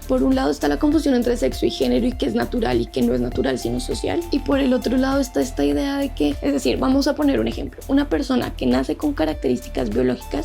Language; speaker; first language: Spanish; native; Spanish